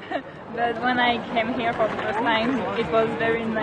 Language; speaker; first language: English; non-native, fluent; French